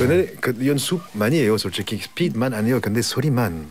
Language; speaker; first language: Korean; non-native, learner; French